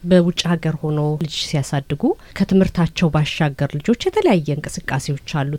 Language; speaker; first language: Amharic; native; Amharic